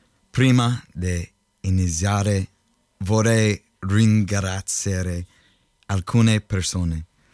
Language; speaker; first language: Italian; non-native, learner; English